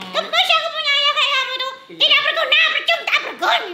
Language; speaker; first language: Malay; non-native, local second language; Javanese